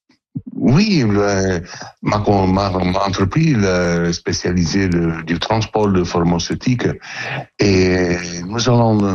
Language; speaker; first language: French; non-native, learner; Italian